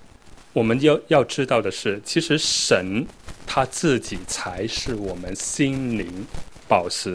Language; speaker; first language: Chinese; native; Chinese